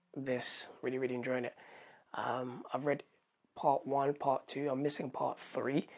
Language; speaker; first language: English; native; English